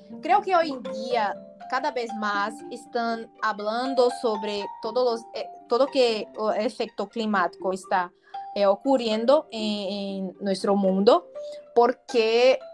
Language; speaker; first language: Spanish; non-native, learner; Portuguese